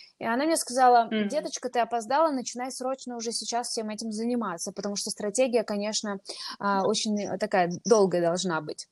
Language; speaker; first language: Russian; native; Russian